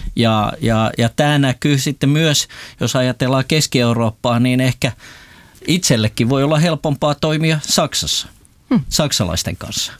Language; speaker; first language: Finnish; non-native, local second language; Swedish